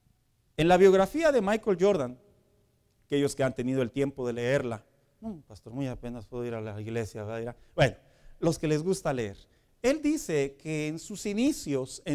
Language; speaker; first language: Spanish; native; Spanish